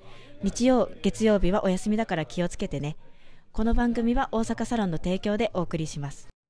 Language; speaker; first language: Japanese; native; Japanese